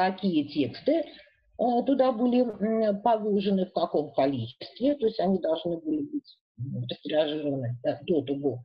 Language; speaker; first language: Russian; native; Russian